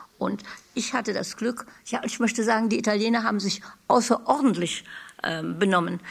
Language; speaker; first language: German; native; German